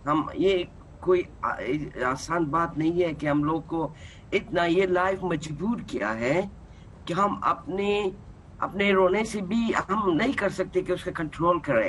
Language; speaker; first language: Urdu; non-native, learner; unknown